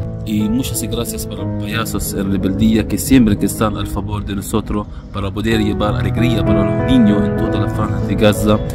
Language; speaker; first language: Spanish; non-native, fluent; Arabic